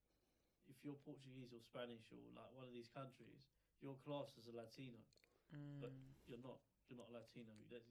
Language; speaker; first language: English; native; English